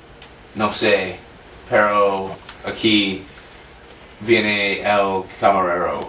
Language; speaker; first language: Spanish; non-native, learner; English